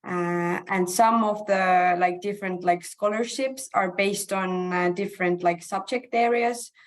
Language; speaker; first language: English; non-native, fluent; Estonian